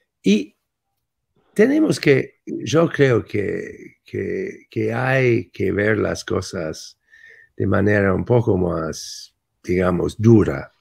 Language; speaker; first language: Spanish; non-native, fluent; English